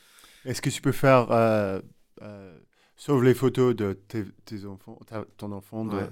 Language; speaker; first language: French; non-native, learner; English